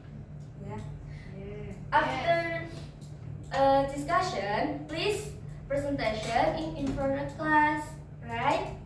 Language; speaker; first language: English; non-native, learner; Indonesian